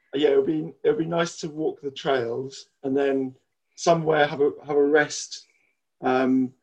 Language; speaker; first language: English; native; English